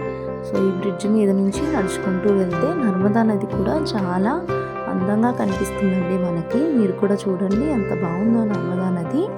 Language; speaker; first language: Telugu; native; Telugu